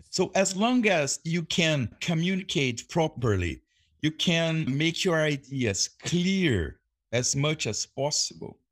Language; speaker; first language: English; non-native, fluent; Portuguese